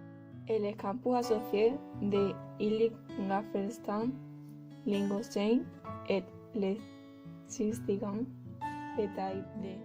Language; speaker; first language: French; non-native, learner; Spanish